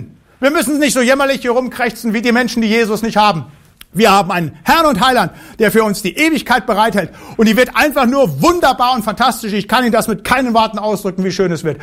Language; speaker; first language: German; native; German